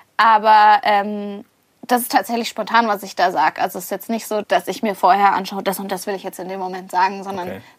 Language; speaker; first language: German; native; German